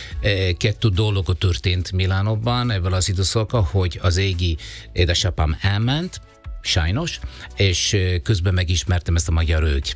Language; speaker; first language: Hungarian; non-native, fluent; Italian